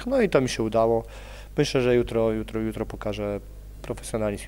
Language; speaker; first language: Polish; native; Polish